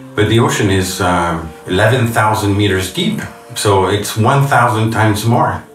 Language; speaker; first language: English; non-native, fluent; French